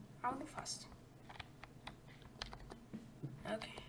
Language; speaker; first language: German; native; German